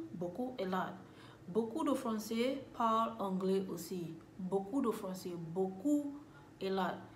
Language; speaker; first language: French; non-native, learner; English